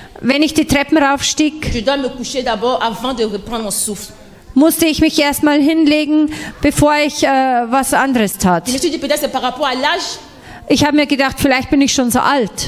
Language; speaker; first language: German; non-native, fluent; French